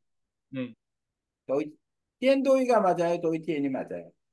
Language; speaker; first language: Vietnamese; non-native, learner; Korean